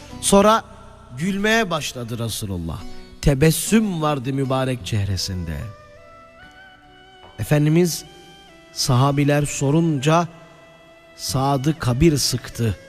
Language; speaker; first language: Turkish; native; Turkish